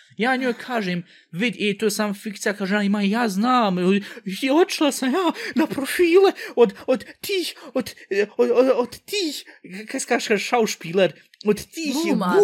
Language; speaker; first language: Bosnian; early bilingual, heritage; Bosnian